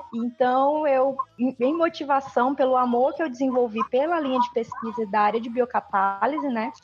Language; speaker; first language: Portuguese; native; Portuguese